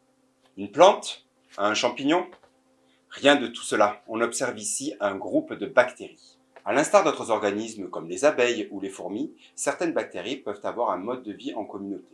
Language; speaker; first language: French; native; French